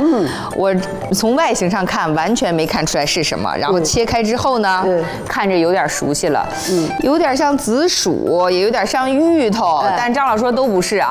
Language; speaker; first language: Chinese; native; Chinese